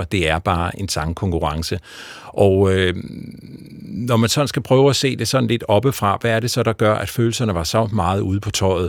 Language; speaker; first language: Danish; native; Danish